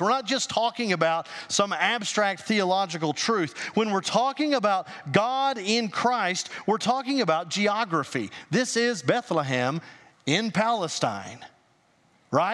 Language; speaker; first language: English; native; English